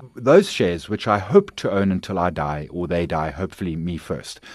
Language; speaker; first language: English; native; English